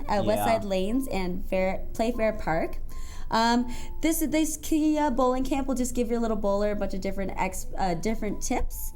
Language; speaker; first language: English; native; English